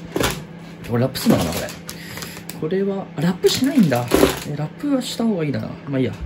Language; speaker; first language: Japanese; native; Japanese